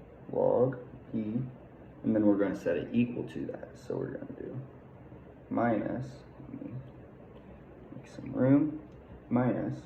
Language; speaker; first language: English; native; English